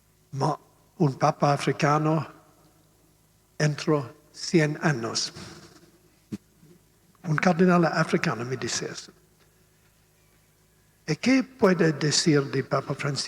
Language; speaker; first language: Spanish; non-native, learner; Italian